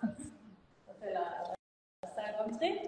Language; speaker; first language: French; non-native, fluent; German